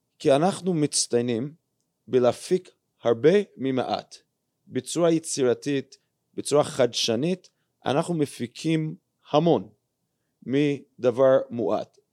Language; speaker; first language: Hebrew; non-native, fluent; English